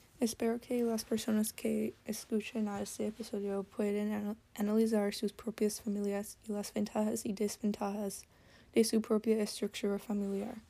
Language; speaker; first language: Spanish; non-native, learner; English